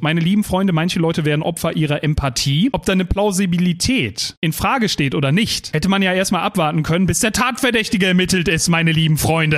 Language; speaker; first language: German; native; German